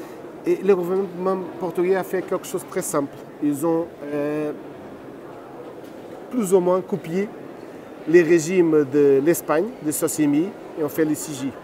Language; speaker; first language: French; non-native, fluent; Portuguese